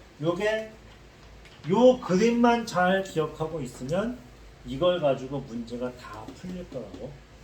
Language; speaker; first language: Korean; native; Korean